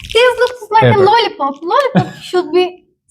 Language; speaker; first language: English; non-native, learner; Turkish